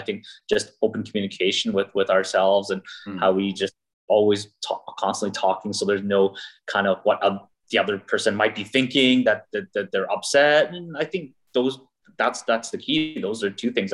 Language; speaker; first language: English; native; English